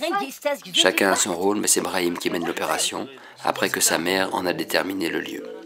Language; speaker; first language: French; native; French